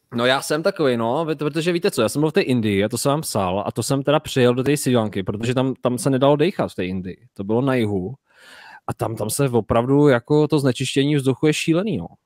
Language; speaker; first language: Czech; native; Czech